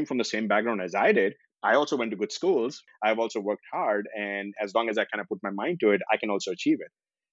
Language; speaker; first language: English; non-native, local second language; Hindi